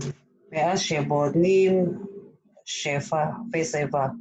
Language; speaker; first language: Hebrew; non-native, learner; Indonesian